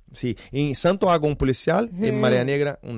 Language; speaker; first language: Spanish; non-native, learner; Portuguese